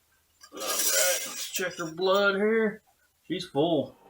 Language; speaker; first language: English; native; English